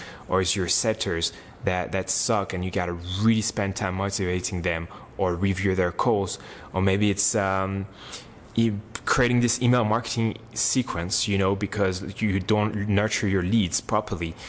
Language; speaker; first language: English; non-native, fluent; French